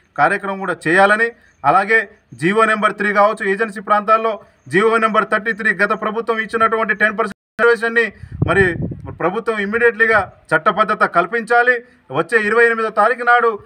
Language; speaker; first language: Telugu; non-native, local second language; Lambadi